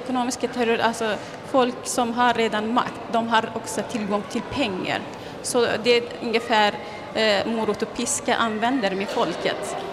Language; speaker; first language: Swedish; non-native, fluent; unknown